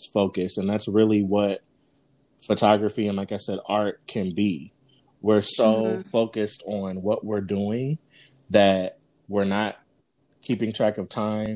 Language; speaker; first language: English; native; English